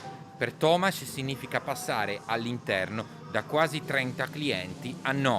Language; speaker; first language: Italian; native; Italian